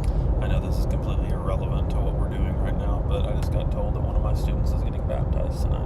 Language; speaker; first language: English; native; English